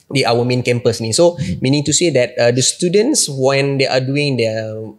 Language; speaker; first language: English; non-native, local second language; Malay